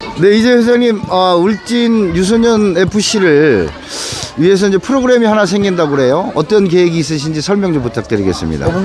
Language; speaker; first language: Korean; native; Korean